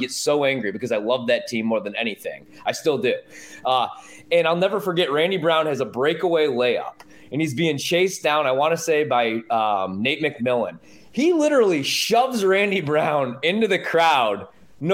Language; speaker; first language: English; native; English